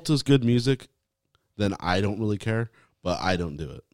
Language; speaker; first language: English; native; English